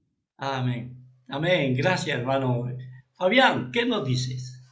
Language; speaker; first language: Spanish; native; Spanish